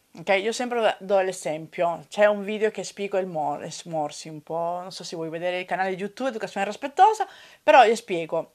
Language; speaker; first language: Italian; non-native, fluent; Spanish